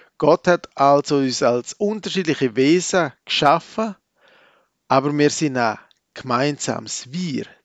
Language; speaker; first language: German; native; German